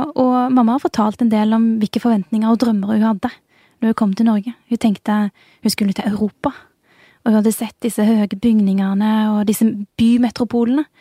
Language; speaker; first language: Norwegian; early bilingual, other home language; Urdu